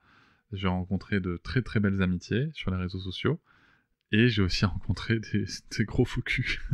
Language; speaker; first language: French; native; French